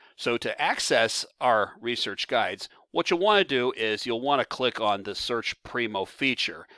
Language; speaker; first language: English; native; English